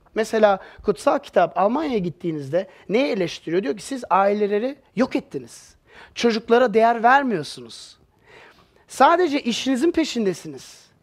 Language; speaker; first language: Turkish; native; Turkish